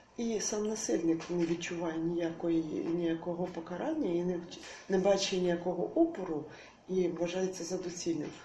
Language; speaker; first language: Ukrainian; native; Ukrainian